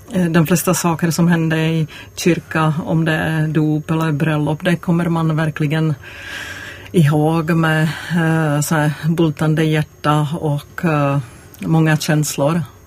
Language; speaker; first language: Swedish; non-native, fluent; Czech